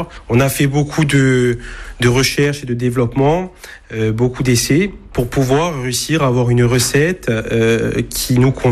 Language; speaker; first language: French; native; French